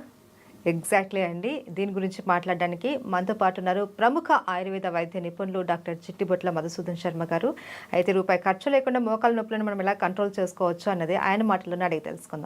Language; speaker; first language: Telugu; native; Telugu